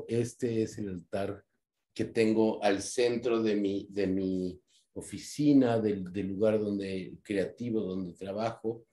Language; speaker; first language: Spanish; native; Spanish